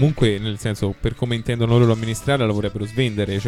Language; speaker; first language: Italian; native; Italian